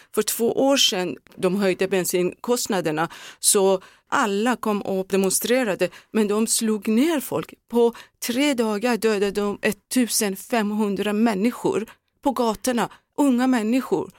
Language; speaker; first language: Swedish; non-native, fluent; Persian